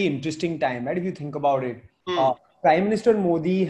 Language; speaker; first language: English; non-native, local second language; Hindi